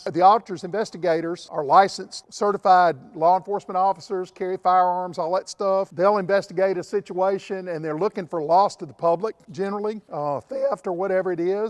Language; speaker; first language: English; native; English